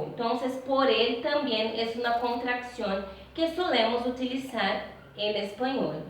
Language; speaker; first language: Spanish; non-native, fluent; Portuguese